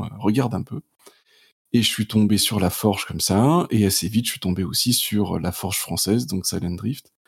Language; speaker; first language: French; native; French